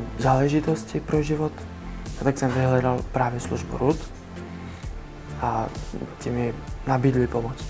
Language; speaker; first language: Czech; native; Czech